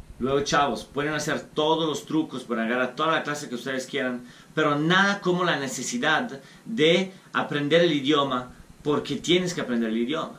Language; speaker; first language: Spanish; non-native, fluent; Italian